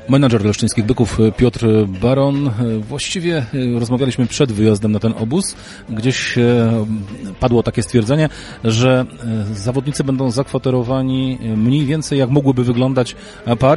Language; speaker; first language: Polish; native; Polish